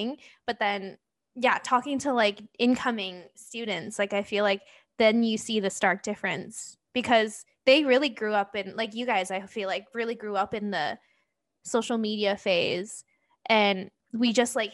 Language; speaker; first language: English; non-native, local second language; Cantonese